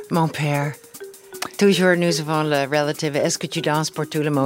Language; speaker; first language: French; non-native, fluent; English